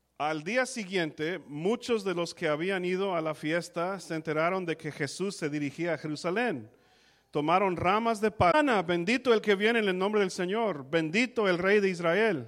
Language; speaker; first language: Spanish; non-native, fluent; English